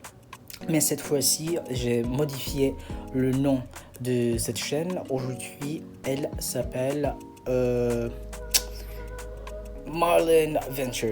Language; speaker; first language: French; non-native, fluent; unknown